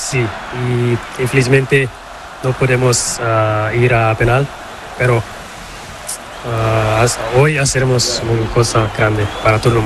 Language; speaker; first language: Spanish; non-native, learner; Portuguese